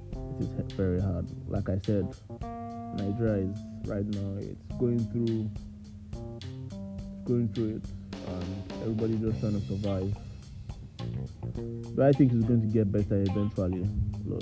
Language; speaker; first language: English; non-native, local second language; Yoruba